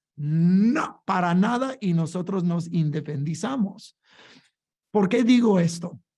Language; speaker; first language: Spanish; non-native, fluent; English